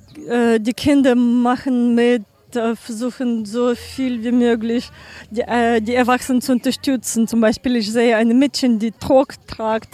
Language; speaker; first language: German; non-native, learner; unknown